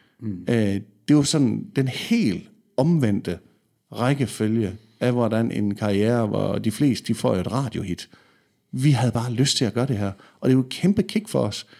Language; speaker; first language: Danish; native; Danish